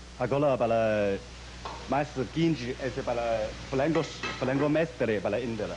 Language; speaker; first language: Portuguese; non-native, learner; Chinese